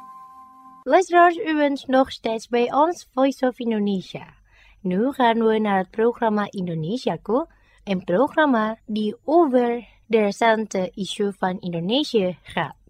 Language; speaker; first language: Dutch; non-native, learner; Indonesian